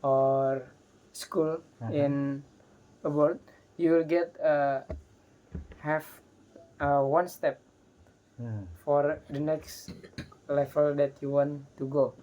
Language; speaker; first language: English; non-native, learner; Indonesian